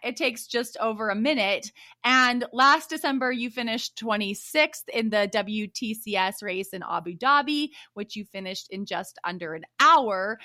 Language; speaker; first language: English; native; English